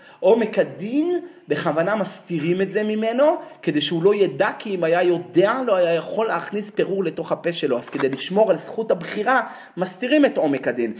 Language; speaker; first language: Hebrew; native; Hebrew